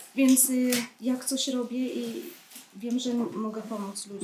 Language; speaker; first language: Polish; non-native, fluent; Ukrainian